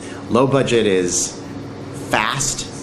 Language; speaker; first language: English; native; English